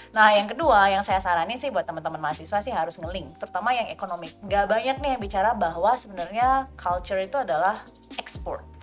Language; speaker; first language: Indonesian; native; Indonesian